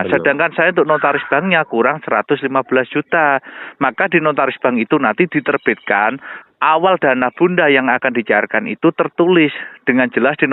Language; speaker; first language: Indonesian; non-native, local second language; Javanese